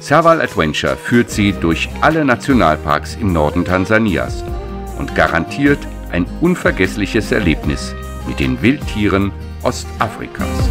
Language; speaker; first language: German; native; German